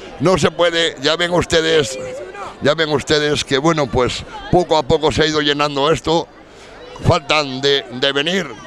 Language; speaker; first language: Spanish; native; Spanish